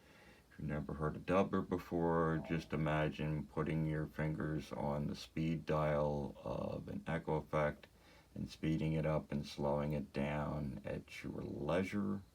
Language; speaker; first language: English; native; English